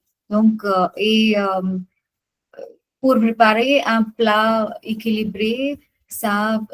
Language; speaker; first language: French; non-native, learner; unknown